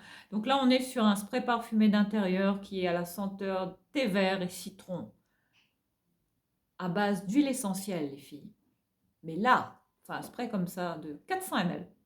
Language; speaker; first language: French; native; French